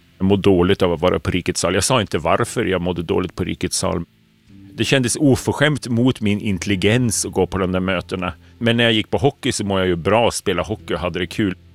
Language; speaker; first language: Swedish; native; Swedish